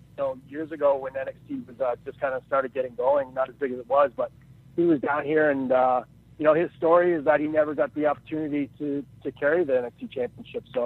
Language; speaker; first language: English; native; English